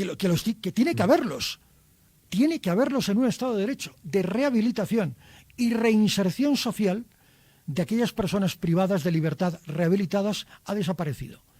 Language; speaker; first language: Spanish; native; Spanish